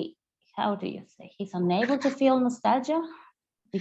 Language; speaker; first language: English; non-native, learner; Spanish